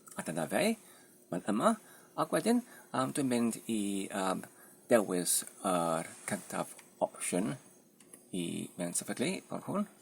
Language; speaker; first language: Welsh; non-native, learner; Polish